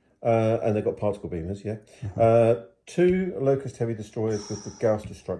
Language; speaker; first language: English; native; English